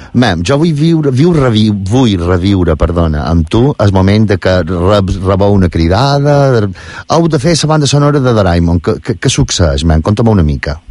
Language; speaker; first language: Catalan; native; Catalan